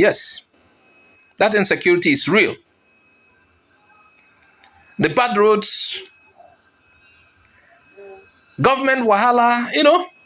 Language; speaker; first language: English; non-native, local second language; Igbo